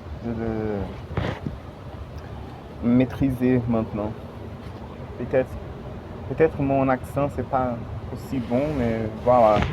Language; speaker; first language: French; non-native, fluent; Portuguese